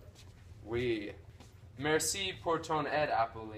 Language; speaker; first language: French; non-native, learner; English